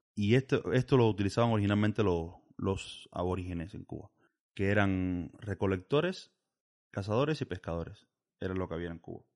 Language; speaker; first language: Spanish; native; Spanish